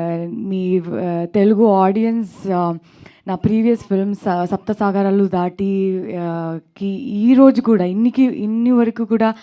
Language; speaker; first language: Telugu; non-native, local second language; Kannada